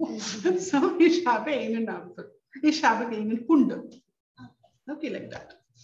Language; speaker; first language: German; non-native, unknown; Tamil